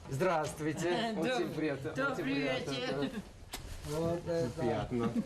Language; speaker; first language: Russian; non-native, learner; Korean